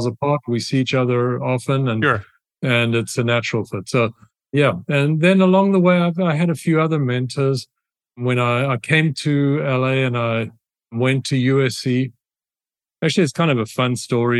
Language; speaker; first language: English; native; English